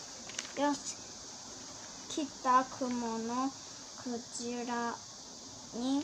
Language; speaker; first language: Japanese; early bilingual, heritage; Korean